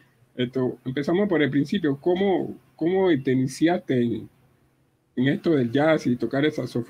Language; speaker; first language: Spanish; native; Spanish